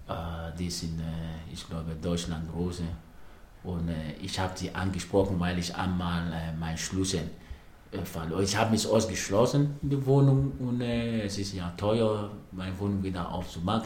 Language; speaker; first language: German; non-native, fluent; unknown